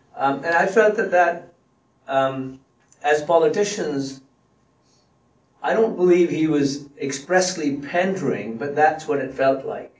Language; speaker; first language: English; non-native, local second language; Punjabi